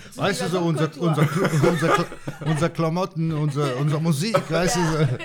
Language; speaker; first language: German; non-native, fluent; Turkish